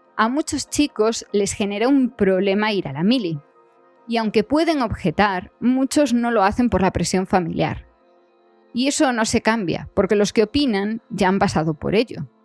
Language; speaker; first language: Spanish; native; Spanish